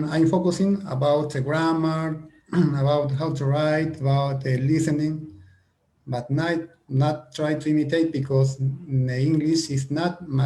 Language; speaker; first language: English; non-native, fluent; Spanish